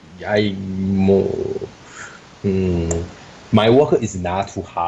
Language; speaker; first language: English; non-native, learner; Chinese